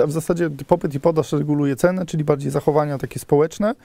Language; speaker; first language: Polish; native; Polish